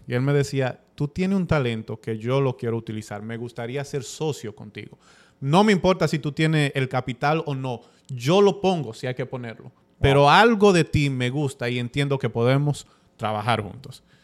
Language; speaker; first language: Spanish; early bilingual, heritage; Spanish